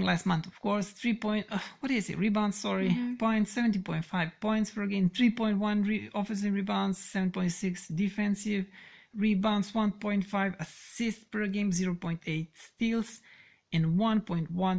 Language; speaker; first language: English; non-native, fluent; Serbian